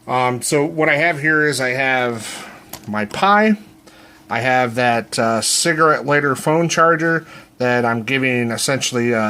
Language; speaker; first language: English; native; English